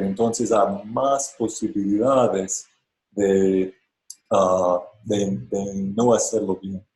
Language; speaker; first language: Spanish; non-native, fluent; English